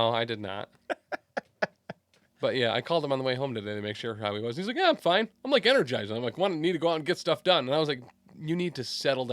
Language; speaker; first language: English; native; English